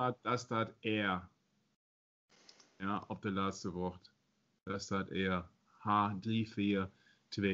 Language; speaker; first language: Dutch; non-native, learner; German